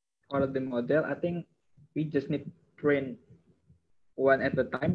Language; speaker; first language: English; non-native, learner; Indonesian